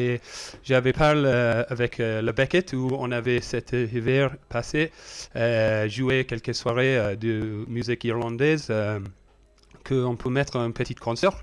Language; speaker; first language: French; non-native, learner; English